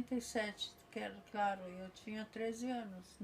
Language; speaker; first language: Portuguese; non-native, fluent; Polish